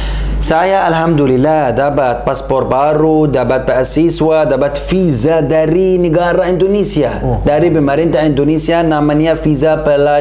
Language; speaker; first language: Indonesian; non-native, learner; Arabic